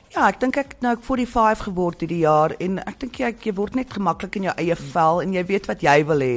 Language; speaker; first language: Afrikaans; early bilingual, heritage; Afrikaans